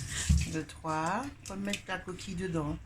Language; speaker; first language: French; native; French